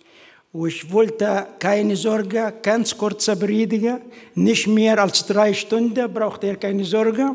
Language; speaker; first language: German; non-native, fluent; Arabic